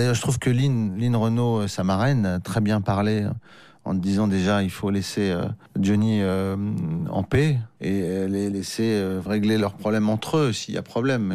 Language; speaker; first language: French; native; French